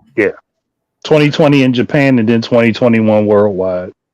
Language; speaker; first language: English; native; English